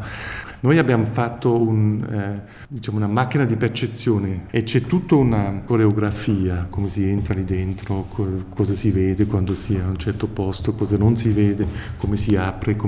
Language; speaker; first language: Italian; non-native, fluent; German